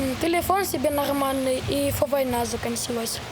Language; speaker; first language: Ukrainian; non-native, local second language; Russian